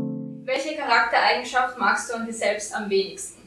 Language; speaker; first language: German; native; German